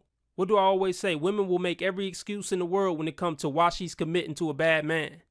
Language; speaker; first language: English; native; English